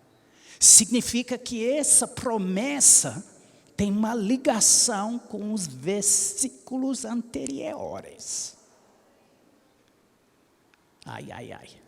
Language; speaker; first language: Portuguese; non-native, fluent; English